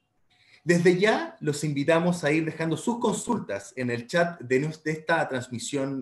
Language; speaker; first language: Spanish; native; Spanish